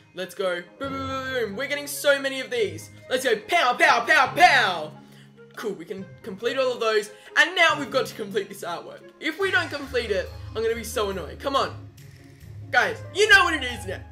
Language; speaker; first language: English; native; English